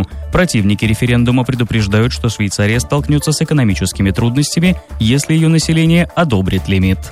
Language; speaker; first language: Russian; native; Russian